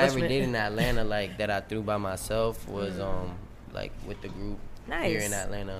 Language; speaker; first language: English; early bilingual, other home language; Spanish